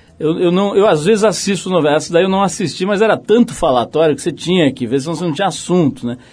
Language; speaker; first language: Portuguese; native; Portuguese